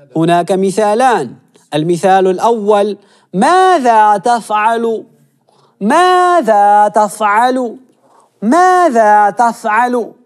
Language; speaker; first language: Arabic; non-native, fluent; Kashmiri